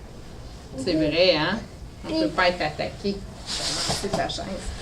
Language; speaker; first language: French; native; French